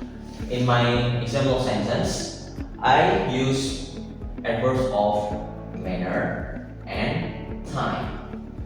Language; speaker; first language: English; non-native, learner; Indonesian